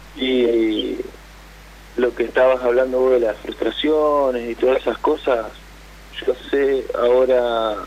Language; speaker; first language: Spanish; native; Spanish